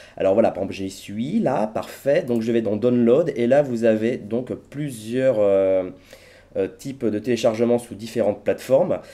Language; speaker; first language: French; native; French